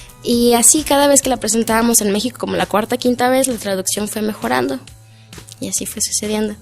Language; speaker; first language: Spanish; native; Spanish